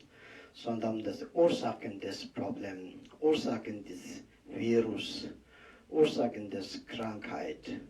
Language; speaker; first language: German; non-native, learner; Tibetan